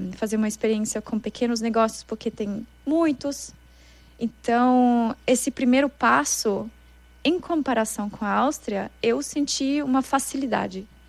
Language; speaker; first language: Portuguese; non-native, fluent; German